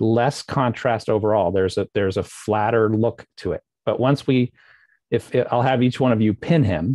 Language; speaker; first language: English; native; English